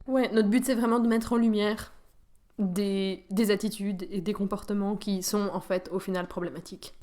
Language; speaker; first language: French; native; French